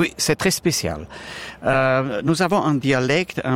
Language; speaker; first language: French; non-native, learner; Romansh